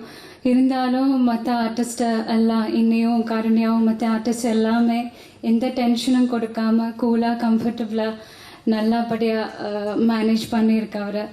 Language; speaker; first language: Tamil; non-native, learner; Malayalam